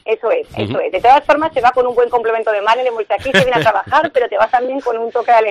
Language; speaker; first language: Spanish; native; Spanish